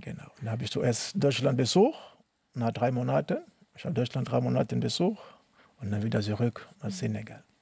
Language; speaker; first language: German; non-native, learner; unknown